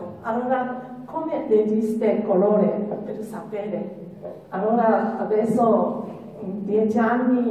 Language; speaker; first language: Italian; non-native, learner; Japanese